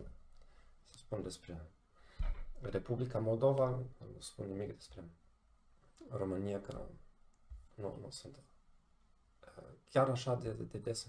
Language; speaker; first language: Romanian; non-native, fluent; German